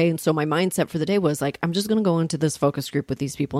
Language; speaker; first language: English; native; English